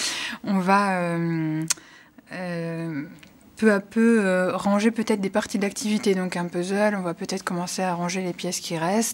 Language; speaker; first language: French; native; French